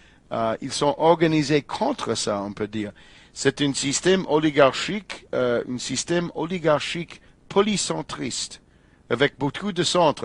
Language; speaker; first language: French; non-native, fluent; English